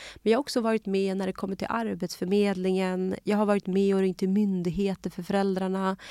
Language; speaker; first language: Swedish; early bilingual, other home language; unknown